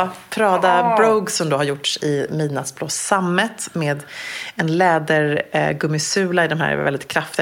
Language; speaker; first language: Swedish; native; Swedish